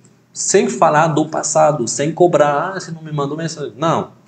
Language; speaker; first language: Portuguese; non-native, fluent; French